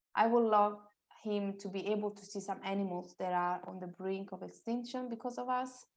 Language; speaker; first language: English; non-native, fluent; Italian